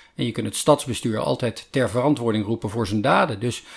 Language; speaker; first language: Dutch; native; Dutch